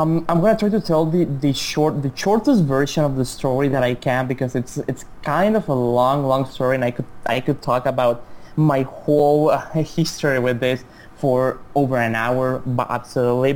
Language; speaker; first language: English; non-native, fluent; Spanish